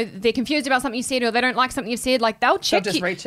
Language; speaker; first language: English; native; English